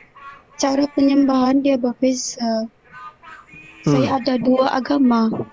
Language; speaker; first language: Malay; non-native, local second language; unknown